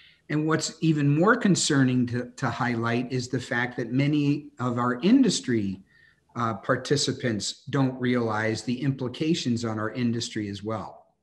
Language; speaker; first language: English; native; English